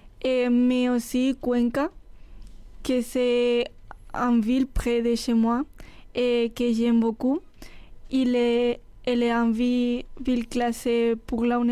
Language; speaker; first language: French; non-native, fluent; Spanish